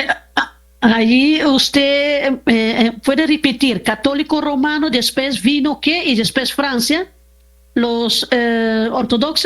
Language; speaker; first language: Spanish; non-native, learner; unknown